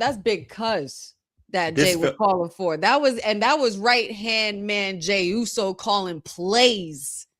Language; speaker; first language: English; native; English